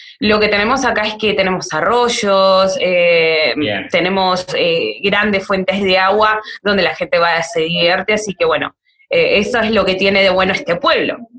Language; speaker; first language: Spanish; native; Spanish